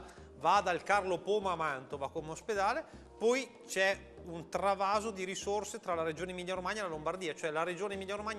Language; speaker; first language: Italian; native; Italian